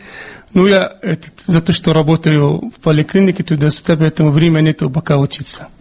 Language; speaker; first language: Russian; non-native, fluent; Arabic